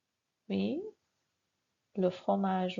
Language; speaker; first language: French; non-native, fluent; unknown